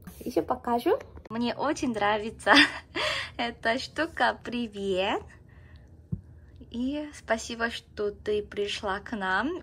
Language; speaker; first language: Russian; non-native, learner; Korean